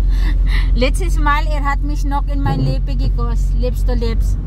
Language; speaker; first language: German; non-native, learner; Filipino